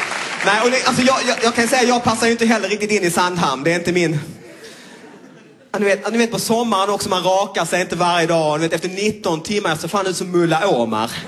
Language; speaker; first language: Swedish; native; Swedish